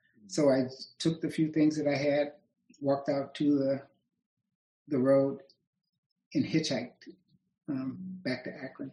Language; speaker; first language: English; native; English